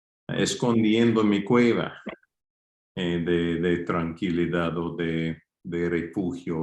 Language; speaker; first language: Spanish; non-native, fluent; English